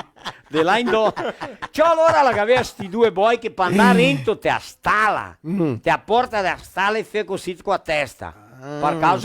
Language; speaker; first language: Italian; early bilingual, heritage; Portuguese